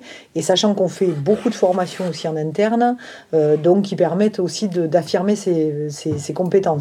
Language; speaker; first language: French; native; French